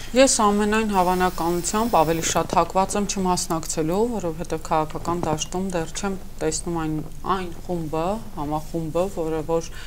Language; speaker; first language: Armenian; native; Armenian